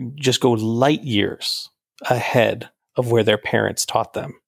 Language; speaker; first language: English; native; English